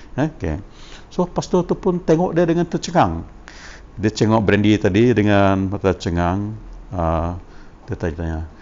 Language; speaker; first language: Malay; non-native, local second language; Iban